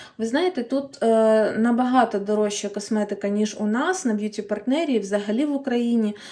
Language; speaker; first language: Ukrainian; non-native, local second language; Russian